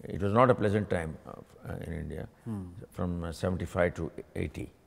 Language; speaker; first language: English; non-native, local second language; Tamil